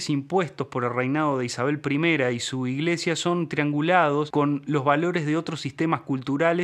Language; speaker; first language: Spanish; native; Spanish